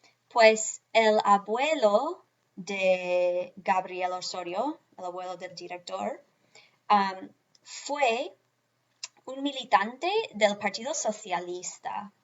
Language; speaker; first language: Spanish; non-native, fluent; English